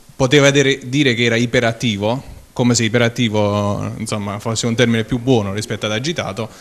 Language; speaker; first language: Italian; native; Italian